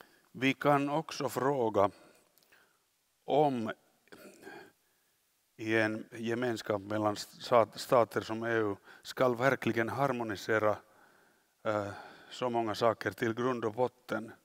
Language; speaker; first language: Swedish; non-native, local second language; Finnish